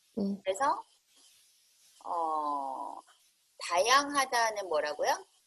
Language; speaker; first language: Korean; native; Korean